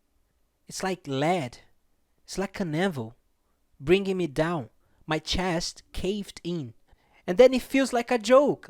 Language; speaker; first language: English; non-native, fluent; Portuguese